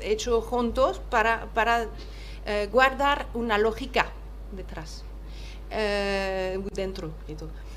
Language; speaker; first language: Spanish; non-native, fluent; French